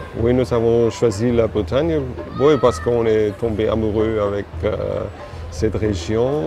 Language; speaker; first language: French; non-native, fluent; German